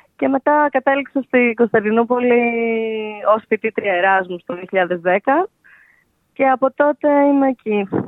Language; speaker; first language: Greek; native; Greek